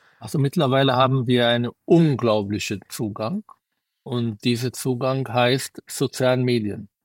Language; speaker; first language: German; non-native, fluent; Arabic